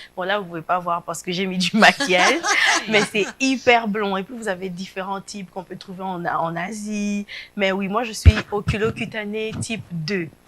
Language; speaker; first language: French; non-native, local second language; Lingala